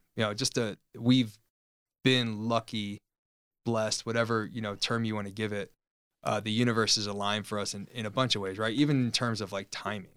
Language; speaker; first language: English; native; English